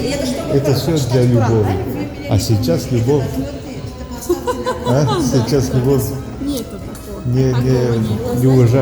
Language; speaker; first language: Russian; non-native, learner; Serbian